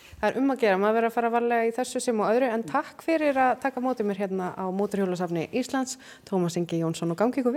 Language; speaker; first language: Icelandic; native; Icelandic